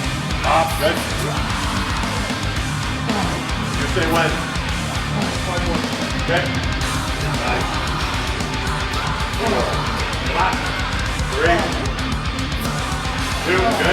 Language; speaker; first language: English; native; English